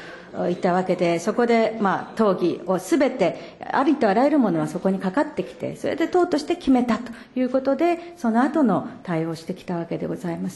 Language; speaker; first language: Japanese; native; Japanese